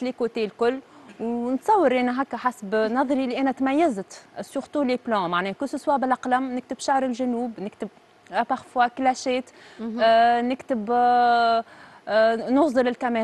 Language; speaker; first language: Arabic; native; Arabic